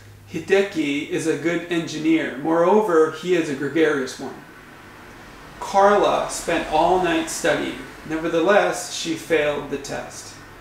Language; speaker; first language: English; non-native, fluent; Japanese